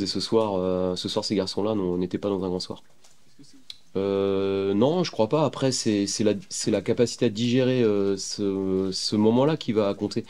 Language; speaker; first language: French; native; French